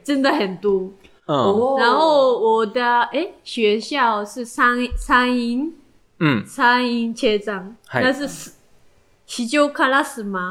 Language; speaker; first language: Chinese; non-native, learner; Japanese